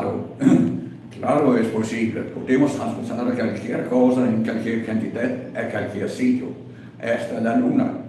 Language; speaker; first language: Spanish; non-native, fluent; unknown